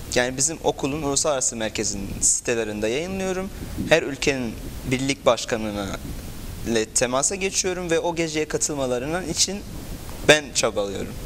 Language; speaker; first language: Turkish; non-native, fluent; Arabic